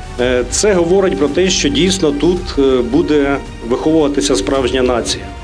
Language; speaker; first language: Ukrainian; native; Ukrainian